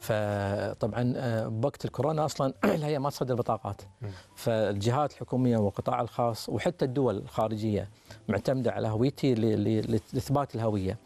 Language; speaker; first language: Arabic; native; Arabic